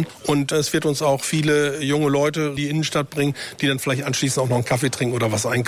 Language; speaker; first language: German; native; German